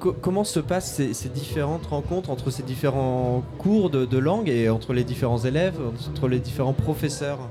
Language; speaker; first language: French; native; French